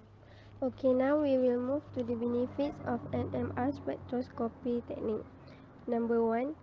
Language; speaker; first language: English; non-native, fluent; Malay